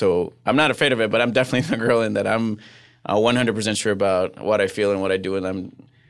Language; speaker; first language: English; non-native, fluent; Spanish